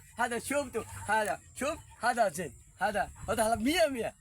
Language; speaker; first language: Arabic; non-native, learner; Bangla